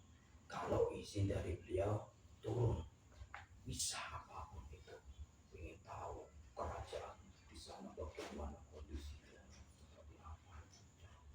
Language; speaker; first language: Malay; non-native, local second language; Javanese